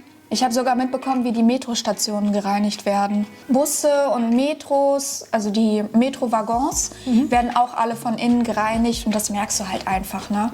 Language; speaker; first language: German; native; German